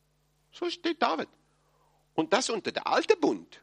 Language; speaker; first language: German; non-native, fluent; English